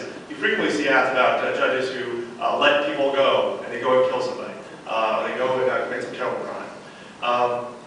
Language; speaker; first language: English; native; English